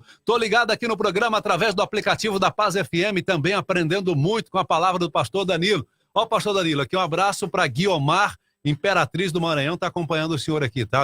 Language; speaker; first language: Portuguese; native; Portuguese